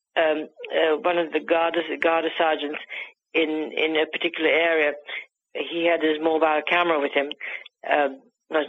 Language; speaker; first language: English; native; English